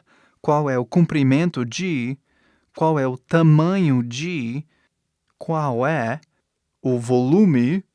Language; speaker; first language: Portuguese; non-native, fluent; English